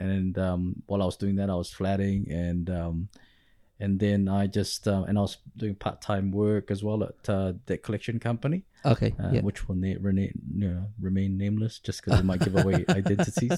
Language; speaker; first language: English; early bilingual, other home language; Pampanga